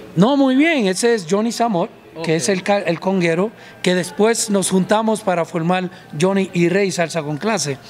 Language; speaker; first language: Spanish; early bilingual, heritage; Spanish